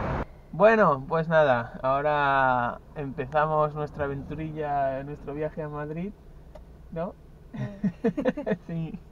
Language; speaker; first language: Spanish; native; Spanish